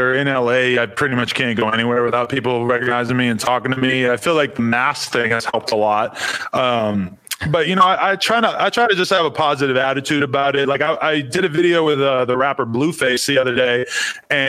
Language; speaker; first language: English; native; English